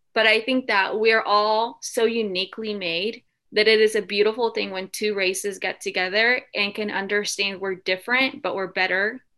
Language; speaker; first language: English; early bilingual, other home language; Spanish